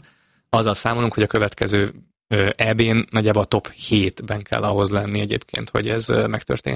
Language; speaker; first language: Hungarian; native; Hungarian